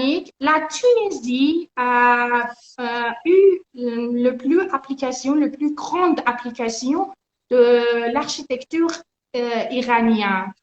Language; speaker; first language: French; non-native, learner; Persian